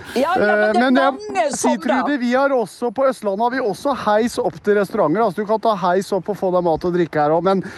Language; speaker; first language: Norwegian; native; Norwegian